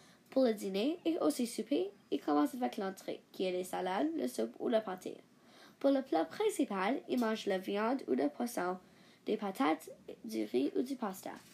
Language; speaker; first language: French; non-native, learner; English